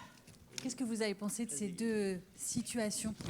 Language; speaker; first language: French; native; French